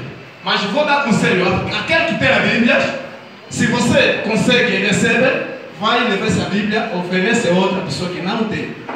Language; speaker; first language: Portuguese; non-native, learner; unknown